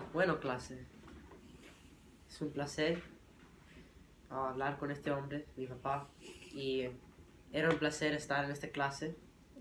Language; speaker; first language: Spanish; early bilingual, heritage; English